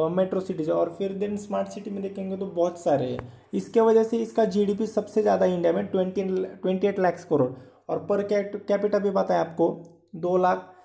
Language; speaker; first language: Hindi; non-native, local second language; Marathi